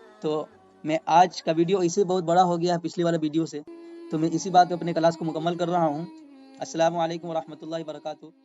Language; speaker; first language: Urdu; native; Urdu